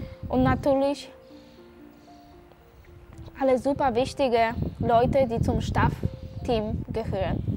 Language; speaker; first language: German; non-native, fluent; Polish